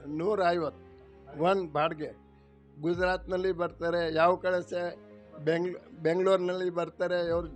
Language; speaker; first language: Kannada; non-native, local second language; Gujarati